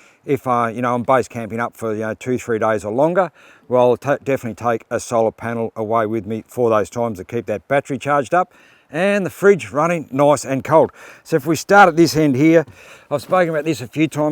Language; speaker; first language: English; native; English